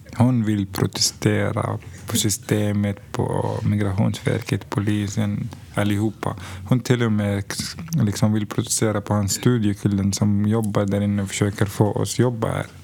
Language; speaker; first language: Swedish; non-native, fluent; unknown